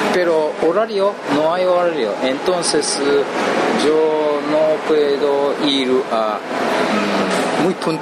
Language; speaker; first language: Spanish; non-native, learner; Japanese